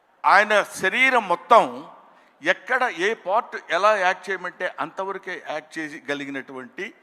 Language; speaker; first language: Telugu; native; Telugu